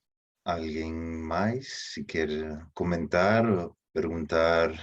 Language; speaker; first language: Portuguese; non-native, fluent; Spanish